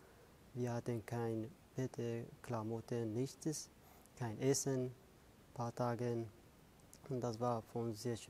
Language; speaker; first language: German; non-native, fluent; Kurdish